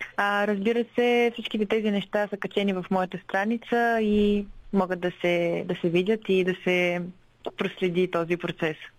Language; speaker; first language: Bulgarian; native; Bulgarian